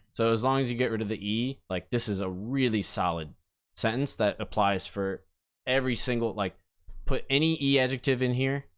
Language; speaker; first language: English; native; English